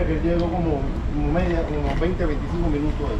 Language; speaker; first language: Spanish; native; Spanish